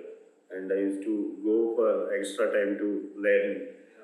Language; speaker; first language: English; non-native, local second language; Telugu